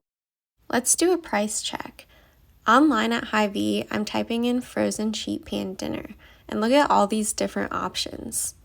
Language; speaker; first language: English; native; English